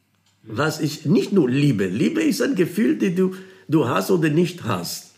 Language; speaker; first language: German; non-native, fluent; Hebrew